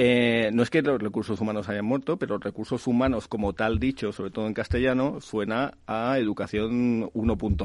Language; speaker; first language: Spanish; native; Spanish